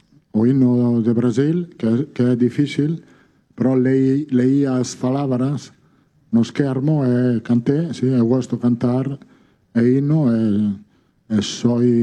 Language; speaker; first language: Portuguese; non-native, fluent; Italian